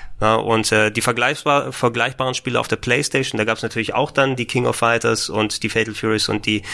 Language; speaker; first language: German; native; German